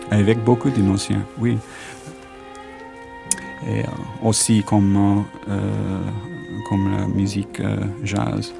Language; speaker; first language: French; non-native, learner; English